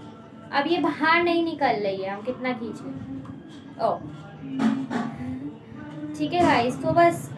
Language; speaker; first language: Hindi; native; Hindi